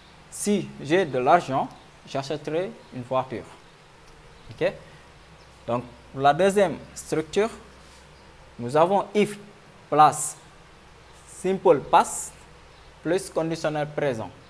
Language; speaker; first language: French; non-native, local second language; Wolof